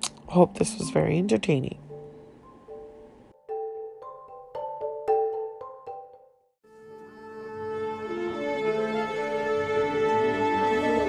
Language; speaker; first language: English; early bilingual, other home language; Haitian Creole